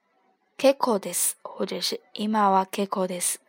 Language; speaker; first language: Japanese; non-native, fluent; Chinese